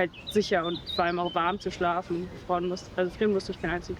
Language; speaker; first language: German; native; German